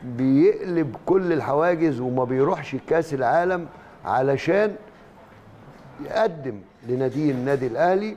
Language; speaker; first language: Arabic; native; Arabic